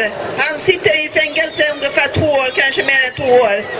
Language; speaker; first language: Swedish; non-native, learner; Persian